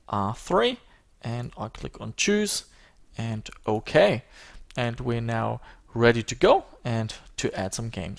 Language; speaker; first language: English; native; English